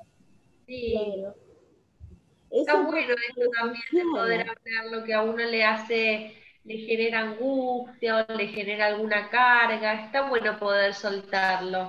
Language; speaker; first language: Spanish; native; Spanish